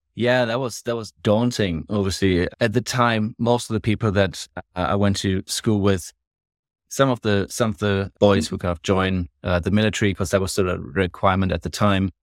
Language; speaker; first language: English; non-native, fluent; German